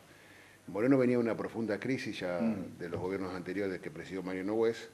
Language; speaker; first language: Spanish; native; Spanish